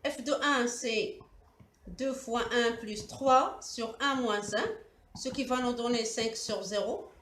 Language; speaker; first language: French; non-native, local second language; Arabic